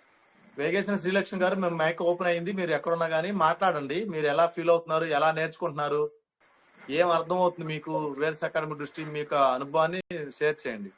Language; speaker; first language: Telugu; native; Telugu